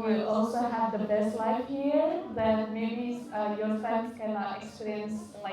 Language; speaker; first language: English; non-native, fluent; Indonesian